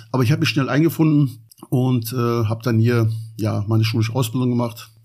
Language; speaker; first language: German; early bilingual, other home language; Turkish